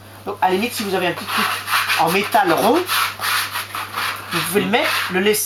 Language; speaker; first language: French; native; French